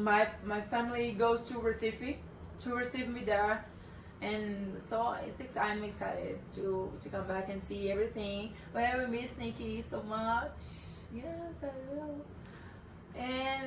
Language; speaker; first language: English; non-native, learner; Portuguese